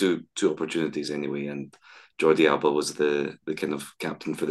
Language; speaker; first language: English; native; English